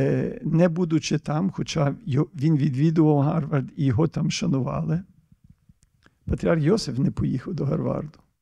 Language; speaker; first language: Ukrainian; early bilingual, heritage; Ukrainian